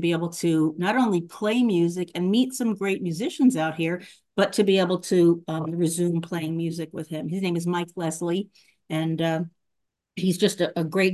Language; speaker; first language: English; native; English